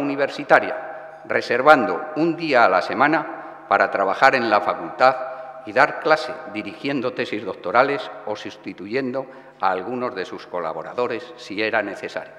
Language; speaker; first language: Spanish; native; Spanish